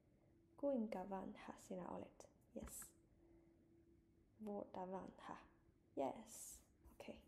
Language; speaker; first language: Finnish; non-native, learner; Chinese